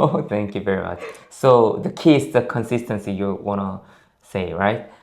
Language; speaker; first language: English; non-native, fluent; Korean